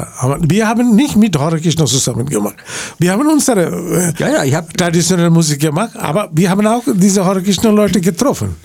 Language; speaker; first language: German; non-native, fluent; Bangla